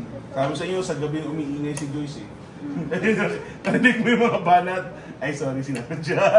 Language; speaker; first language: Filipino; native; Filipino